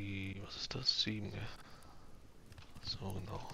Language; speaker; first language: German; native; German